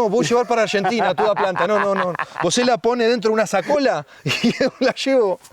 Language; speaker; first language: Portuguese; non-native, learner; Spanish